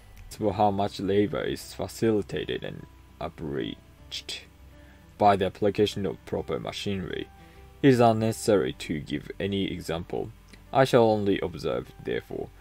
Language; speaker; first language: English; non-native, fluent; Japanese